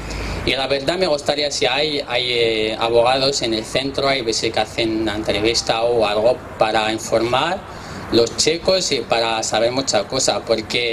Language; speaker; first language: Spanish; non-native, learner; Arabic